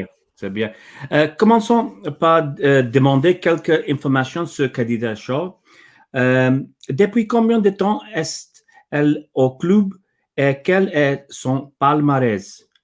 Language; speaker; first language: French; non-native, learner; English